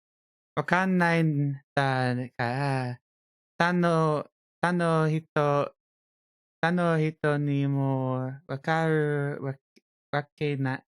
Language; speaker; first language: Japanese; non-native, learner; English